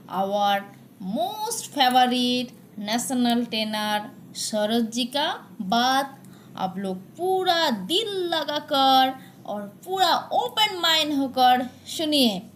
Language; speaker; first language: Hindi; non-native, local second language; Bangla